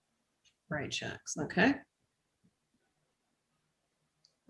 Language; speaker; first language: English; native; English